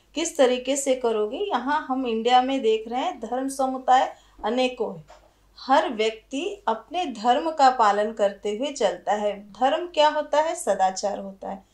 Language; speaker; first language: Hindi; native; Hindi